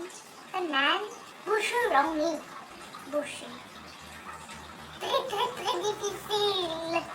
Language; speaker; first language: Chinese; non-native, learner; French